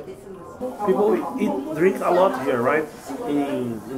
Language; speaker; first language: English; non-native, fluent; Portuguese